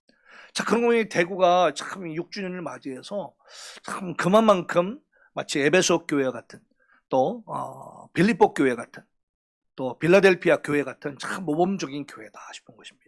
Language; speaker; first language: Korean; native; Korean